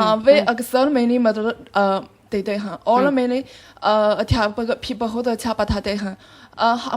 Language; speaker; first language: Hindi; non-native, fluent; Chinese